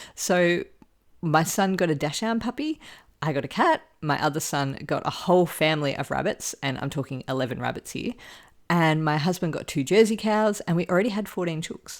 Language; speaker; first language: English; native; English